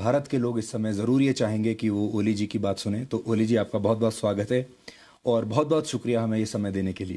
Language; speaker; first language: Hindi; native; Hindi